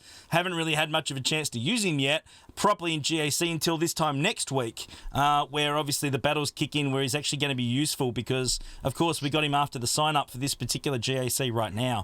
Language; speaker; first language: English; native; English